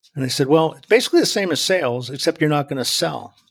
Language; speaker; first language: English; native; English